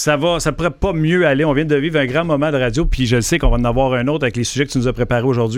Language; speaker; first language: French; native; French